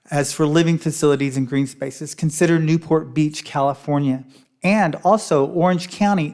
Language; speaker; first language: English; native; English